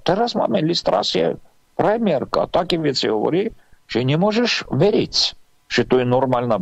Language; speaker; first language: Slovak; non-native, fluent; Armenian